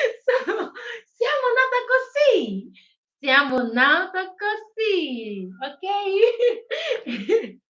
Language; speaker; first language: Italian; non-native, learner; Igbo